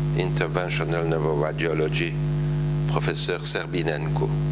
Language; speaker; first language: English; non-native, fluent; French